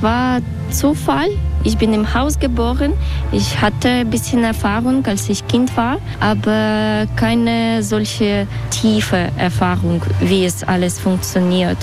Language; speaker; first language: German; non-native, fluent; Russian